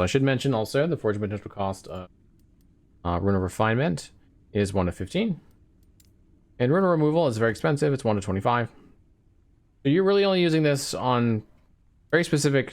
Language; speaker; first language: English; native; English